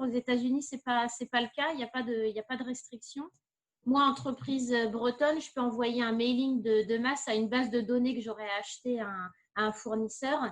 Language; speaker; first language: French; native; French